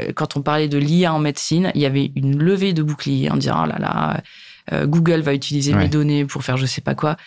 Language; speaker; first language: French; native; French